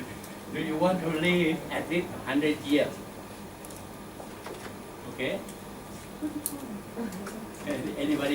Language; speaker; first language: English; non-native, learner; Thai